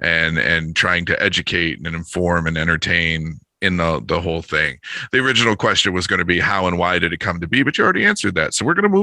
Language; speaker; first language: English; native; English